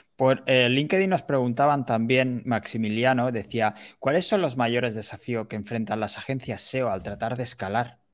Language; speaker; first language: Spanish; native; Spanish